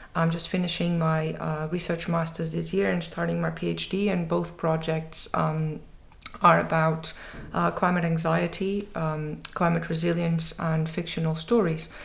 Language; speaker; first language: English; non-native, fluent; Portuguese